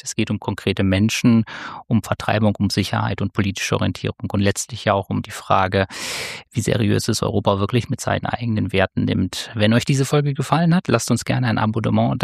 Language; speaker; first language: German; native; German